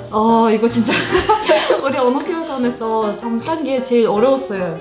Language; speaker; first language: Korean; non-native, fluent; Russian